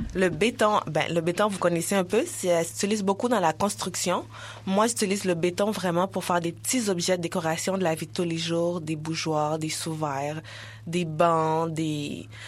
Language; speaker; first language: French; early bilingual, other home language; Haitian Creole